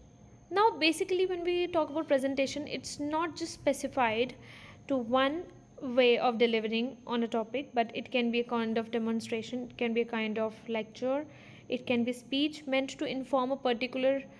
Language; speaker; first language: English; non-native, fluent; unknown